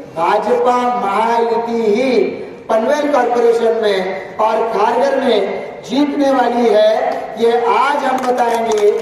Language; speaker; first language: Hindi; non-native, local second language; Marathi